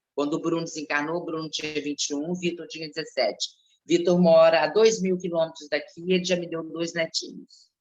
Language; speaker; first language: Portuguese; native; Portuguese